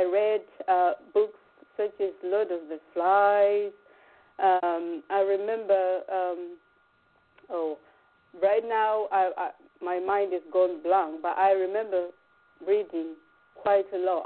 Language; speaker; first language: English; non-native, local second language; Shona